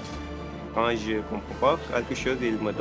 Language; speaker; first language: French; non-native, learner; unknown